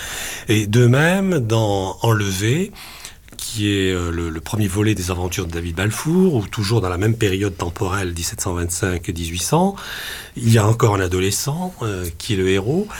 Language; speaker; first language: French; native; French